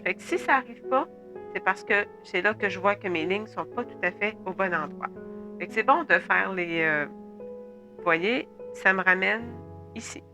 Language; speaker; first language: French; native; French